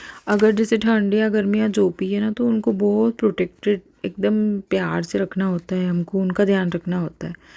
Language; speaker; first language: Hindi; native; Hindi